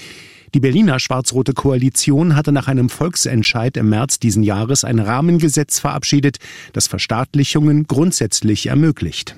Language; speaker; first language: German; native; German